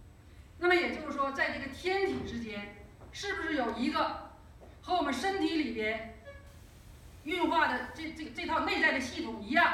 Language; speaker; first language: Chinese; native; Chinese